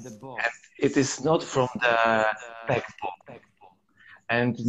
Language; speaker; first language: English; non-native, learner; Polish